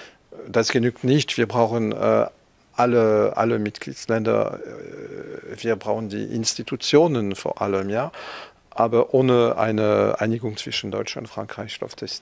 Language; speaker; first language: German; non-native, fluent; French